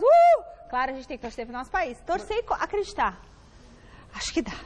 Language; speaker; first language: Portuguese; native; Portuguese